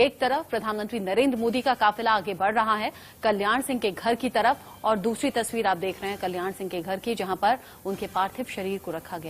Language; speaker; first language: Hindi; native; Hindi